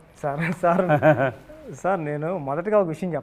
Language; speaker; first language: Telugu; native; Telugu